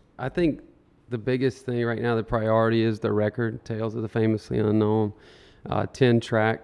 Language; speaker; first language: English; native; English